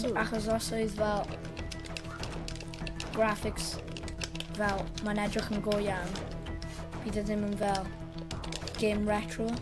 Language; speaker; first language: Welsh; non-native, local second language; English